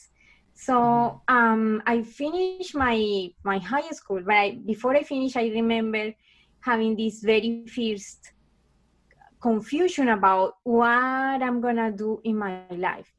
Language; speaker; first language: English; non-native, fluent; Spanish